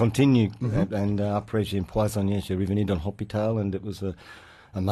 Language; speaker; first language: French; non-native, learner; English